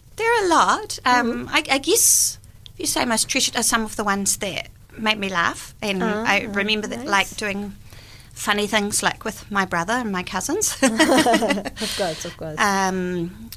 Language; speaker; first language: English; native; English